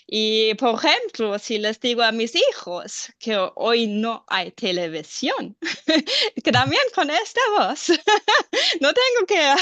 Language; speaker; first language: Spanish; non-native, fluent; German